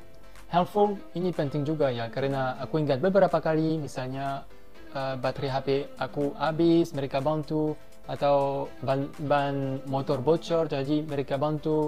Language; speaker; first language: Indonesian; non-native, fluent; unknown